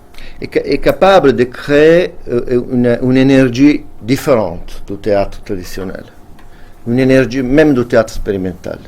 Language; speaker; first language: French; non-native, fluent; Italian